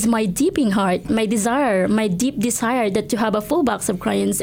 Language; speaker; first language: English; non-native, local second language; Cebuano